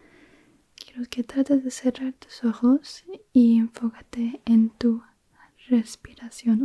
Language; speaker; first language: Spanish; early bilingual, heritage; Spanish